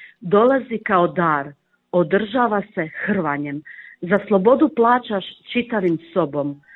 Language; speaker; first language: Croatian; native; Croatian